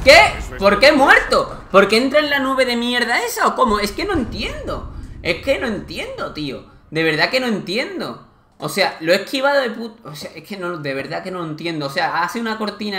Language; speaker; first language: Spanish; native; Spanish